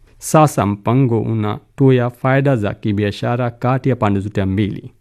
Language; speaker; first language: Swahili; non-native, fluent; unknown